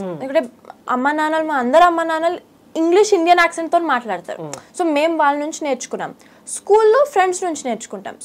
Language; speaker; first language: Telugu; early bilingual, heritage; Telugu